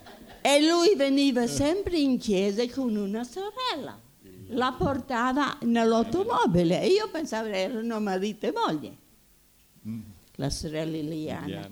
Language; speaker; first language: Italian; early bilingual, heritage; Italian